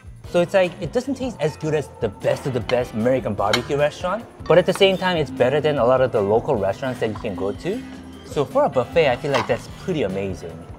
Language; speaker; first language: English; non-native, fluent; Korean